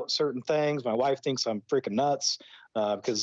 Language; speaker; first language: English; native; English